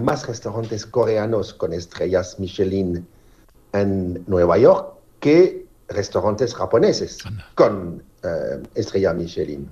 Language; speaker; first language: Spanish; non-native, fluent; French